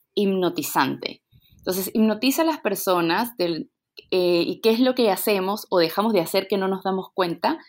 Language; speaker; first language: Spanish; native; Spanish